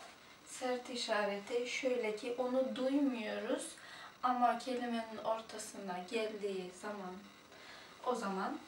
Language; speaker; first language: Turkish; non-native, fluent; Russian